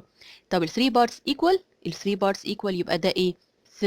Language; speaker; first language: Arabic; native; Arabic